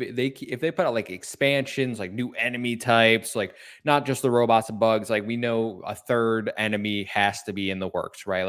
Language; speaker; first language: English; native; English